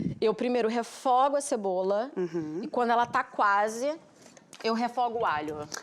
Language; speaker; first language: Portuguese; native; Portuguese